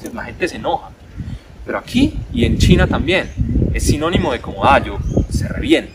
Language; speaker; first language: Spanish; native; Spanish